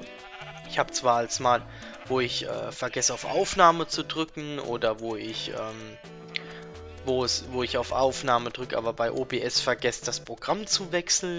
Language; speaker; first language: German; native; German